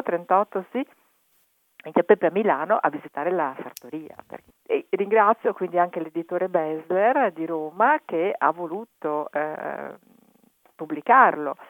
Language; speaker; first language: Italian; native; Italian